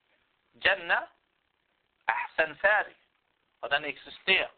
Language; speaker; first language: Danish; non-native, fluent; Arabic